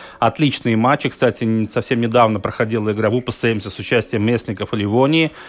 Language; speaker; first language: Russian; native; Russian